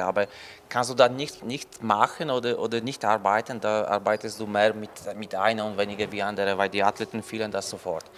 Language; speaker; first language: German; non-native, learner; Polish